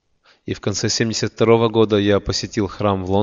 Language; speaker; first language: Russian; native; Russian